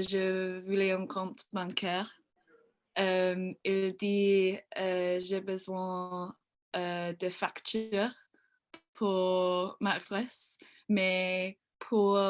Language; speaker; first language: French; non-native, learner; English